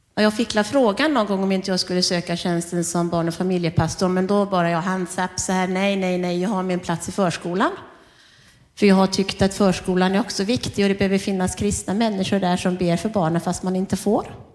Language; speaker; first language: Swedish; native; Swedish